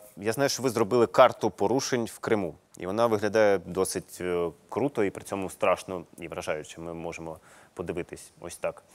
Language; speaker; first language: Ukrainian; native; Ukrainian